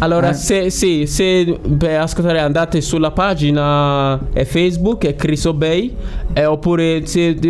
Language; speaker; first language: Italian; non-native, learner; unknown